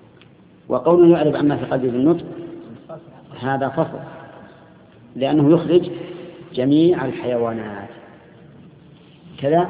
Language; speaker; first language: Arabic; native; Arabic